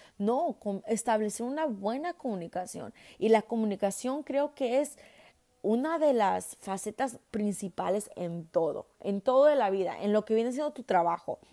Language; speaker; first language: Spanish; early bilingual, heritage; Spanish